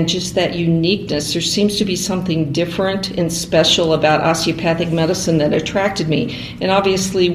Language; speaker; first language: English; native; English